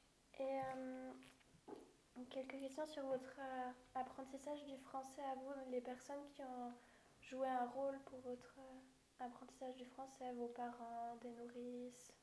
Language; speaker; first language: French; native; French